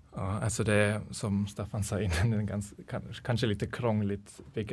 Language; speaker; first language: Swedish; non-native, fluent; German